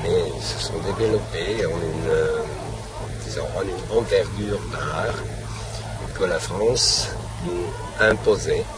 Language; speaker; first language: French; non-native, fluent; Slovak